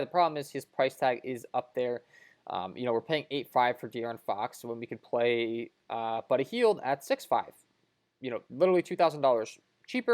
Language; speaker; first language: English; native; English